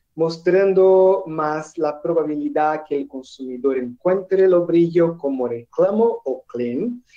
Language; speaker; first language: Spanish; non-native, learner; Portuguese